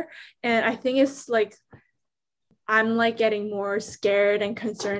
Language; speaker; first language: English; non-native, fluent; Korean